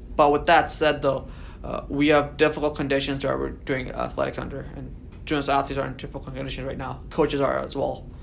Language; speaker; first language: English; native; English